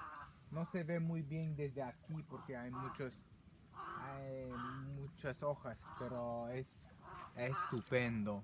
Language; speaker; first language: Spanish; non-native, fluent; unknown